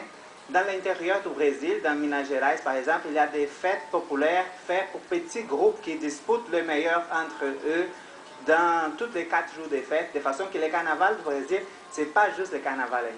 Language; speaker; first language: French; non-native, learner; Portuguese